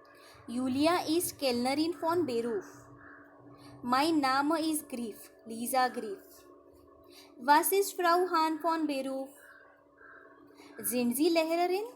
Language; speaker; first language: German; non-native, fluent; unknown